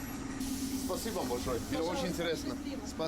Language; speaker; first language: Russian; non-native, learner; English